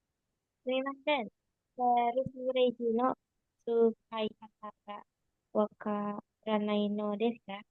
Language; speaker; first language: Japanese; non-native, learner; Indonesian